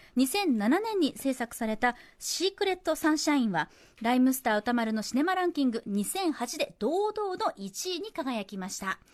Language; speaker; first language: Japanese; native; Japanese